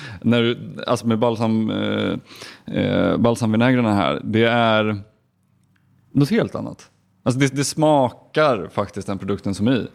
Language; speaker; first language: Swedish; native; Swedish